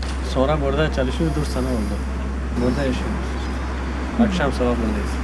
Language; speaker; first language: Turkish; non-native, learner; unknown